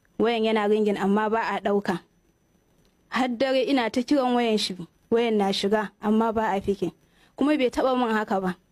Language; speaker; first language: Hausa; native; Hausa